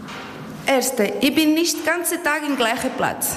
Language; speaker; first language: German; non-native, learner; Portuguese